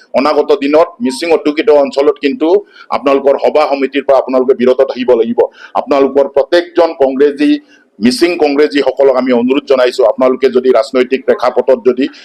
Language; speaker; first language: Assamese; non-native, local second language; Mising